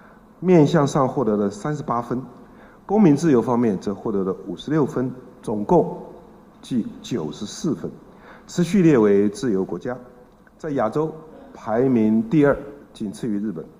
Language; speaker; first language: Chinese; native; Chinese